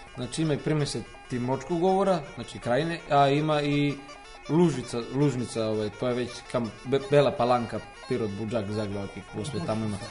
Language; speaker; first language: Serbian; native; Serbian